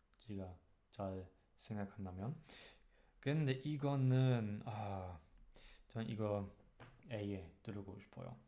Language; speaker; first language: Korean; non-native, learner; German